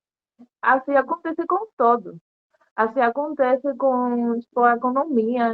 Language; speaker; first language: Portuguese; non-native, learner; Spanish